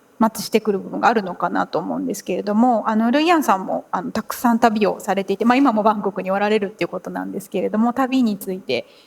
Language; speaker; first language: Japanese; native; Japanese